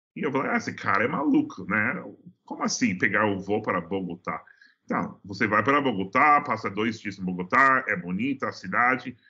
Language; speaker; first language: Portuguese; non-native, fluent; English